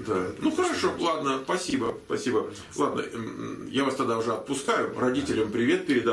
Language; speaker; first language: Russian; native; Russian